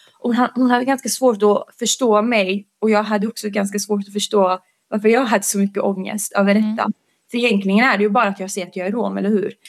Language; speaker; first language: Swedish; early bilingual, other home language; Romany